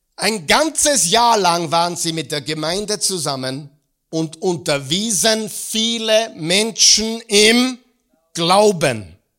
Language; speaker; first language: German; native; German